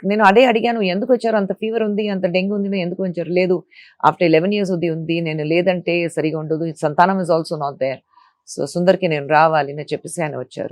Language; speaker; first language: Telugu; non-native, fluent; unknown